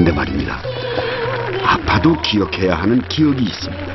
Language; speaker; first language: Korean; native; Korean